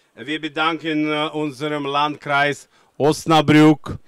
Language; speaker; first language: German; non-native, learner; Russian